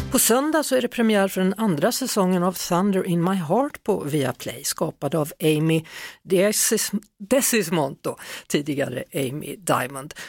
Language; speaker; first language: Swedish; native; Swedish